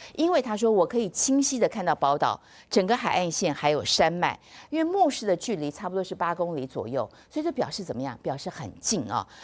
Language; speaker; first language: Chinese; native; Chinese